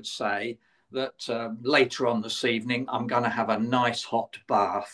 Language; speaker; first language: English; native; English